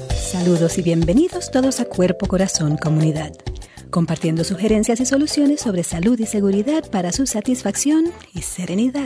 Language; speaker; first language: Spanish; native; Spanish